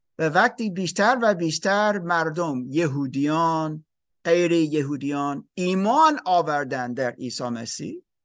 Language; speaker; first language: Persian; non-native, learner; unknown